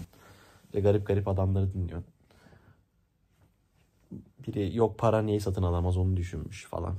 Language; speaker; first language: Turkish; native; Turkish